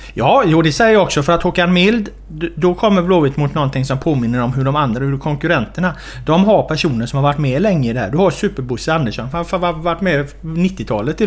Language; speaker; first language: Swedish; native; Swedish